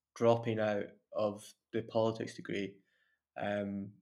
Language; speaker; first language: English; native; English